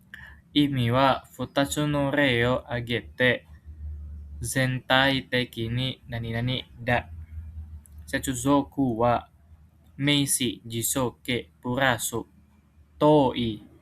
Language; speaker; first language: Japanese; non-native, learner; Indonesian